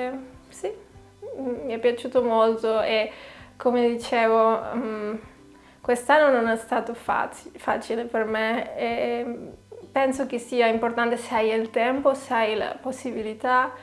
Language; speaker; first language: Italian; non-native, fluent; Catalan